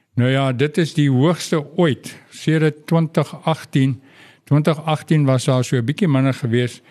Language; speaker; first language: Afrikaans; non-native, local second language; English